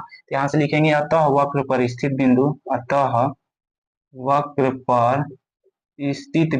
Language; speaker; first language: Hindi; native; Hindi